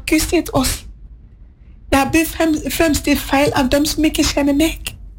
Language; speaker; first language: Norwegian; non-native, fluent; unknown